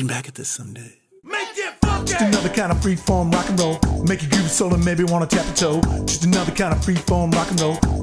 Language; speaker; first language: English; native; English